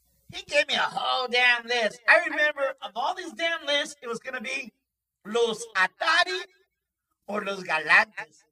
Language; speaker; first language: English; early bilingual, other home language; Spanish